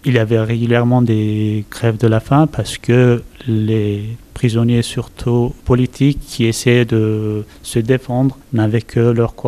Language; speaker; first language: French; non-native, fluent; Kurdish